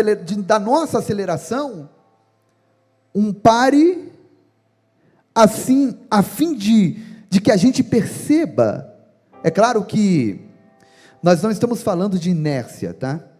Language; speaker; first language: Portuguese; native; Portuguese